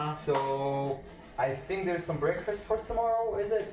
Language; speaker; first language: English; non-native, fluent; Polish